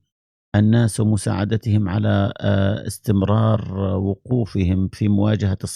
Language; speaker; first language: Arabic; native; Arabic